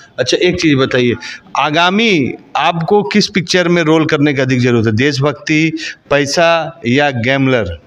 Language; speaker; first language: Hindi; native; Hindi